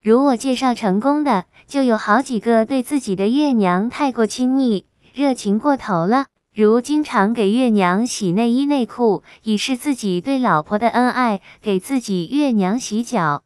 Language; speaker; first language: Chinese; non-native, fluent; Vietnamese